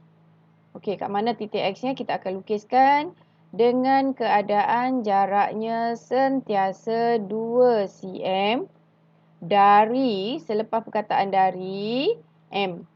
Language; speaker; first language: Malay; native; Malay